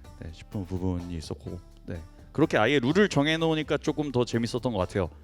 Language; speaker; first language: Korean; native; Korean